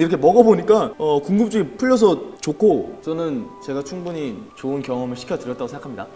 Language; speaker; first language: Korean; native; Korean